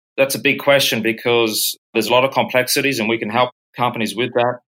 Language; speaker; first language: English; native; English